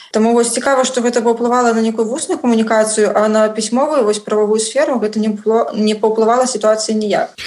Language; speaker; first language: Belarusian; non-native, local second language; Russian